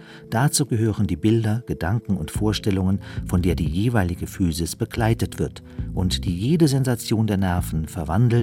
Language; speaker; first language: German; native; German